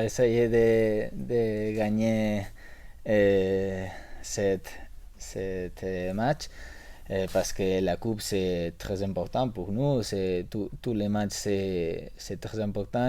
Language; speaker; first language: French; non-native, learner; Spanish